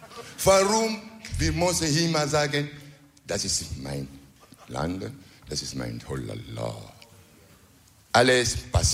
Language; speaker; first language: German; non-native, learner; French